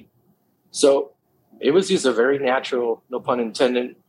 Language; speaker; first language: English; non-native, fluent; Spanish